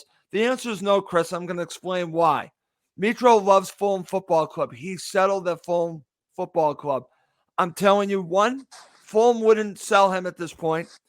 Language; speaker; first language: English; native; English